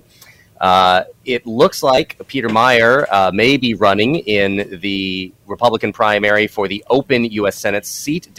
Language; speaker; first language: English; native; English